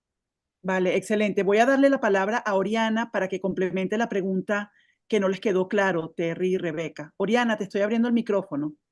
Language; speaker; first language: Spanish; native; Spanish